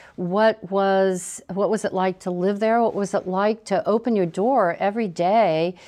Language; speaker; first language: English; native; English